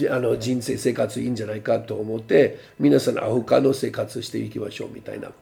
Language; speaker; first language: Japanese; non-native, fluent; English